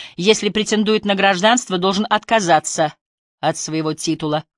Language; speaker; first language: Russian; native; Russian